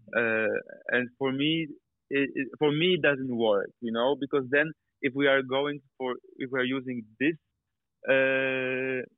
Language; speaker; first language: English; non-native, fluent; Polish